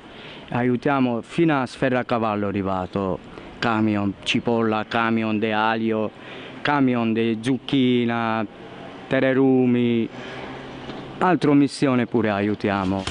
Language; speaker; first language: Italian; non-native, learner; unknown